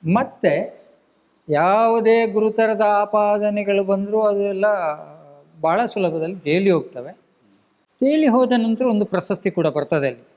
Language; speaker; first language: Kannada; native; Kannada